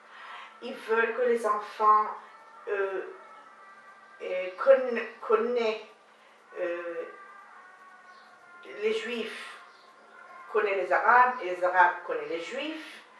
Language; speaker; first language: French; non-native, learner; Hebrew